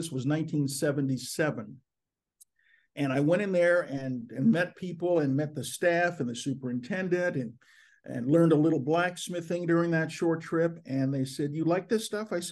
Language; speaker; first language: English; native; English